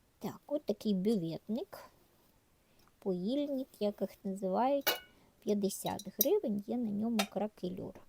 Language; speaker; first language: Ukrainian; native; Ukrainian